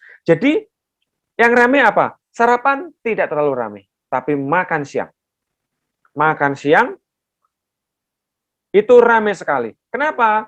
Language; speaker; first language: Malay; non-native, local second language; Javanese